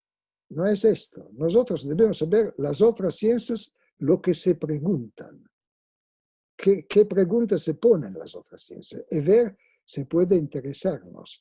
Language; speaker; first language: Spanish; non-native, fluent; Italian